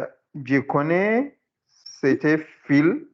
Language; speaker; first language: French; non-native, learner; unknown